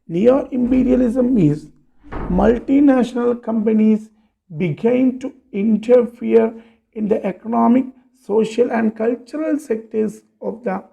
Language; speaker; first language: English; non-native, local second language; Malayalam